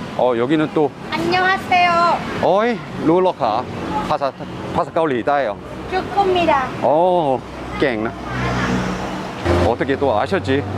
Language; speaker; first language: Korean; native; Korean